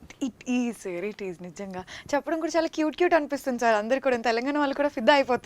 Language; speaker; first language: Telugu; native; Telugu